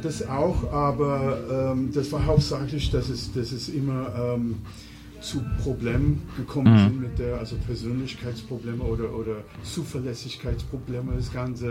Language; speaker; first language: German; non-native, fluent; English